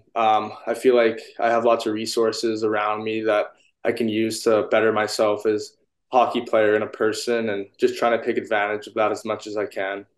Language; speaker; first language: English; native; English